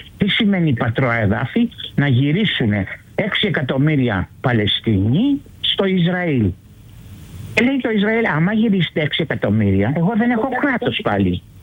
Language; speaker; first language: Greek; early bilingual, heritage; Greek